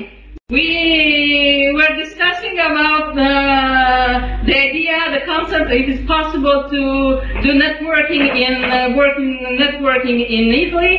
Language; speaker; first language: English; non-native, learner; Italian